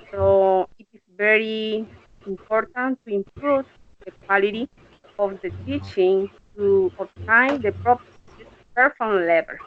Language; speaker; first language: English; non-native, learner; Spanish